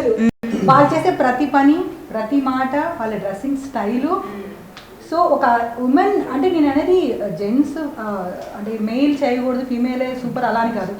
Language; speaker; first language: Telugu; native; Telugu